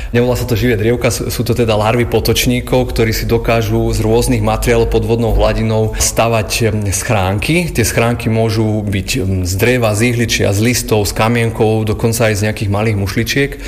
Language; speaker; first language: Slovak; native; Slovak